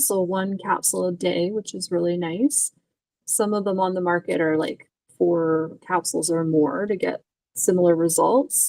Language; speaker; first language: English; native; English